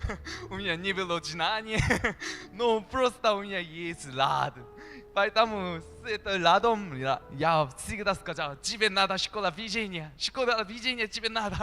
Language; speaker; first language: Russian; non-native, learner; Korean